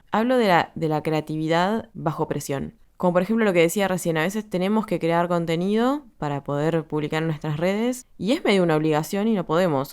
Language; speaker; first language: Spanish; native; Spanish